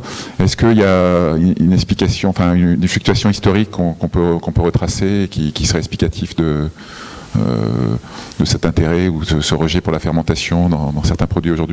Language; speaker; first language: French; native; French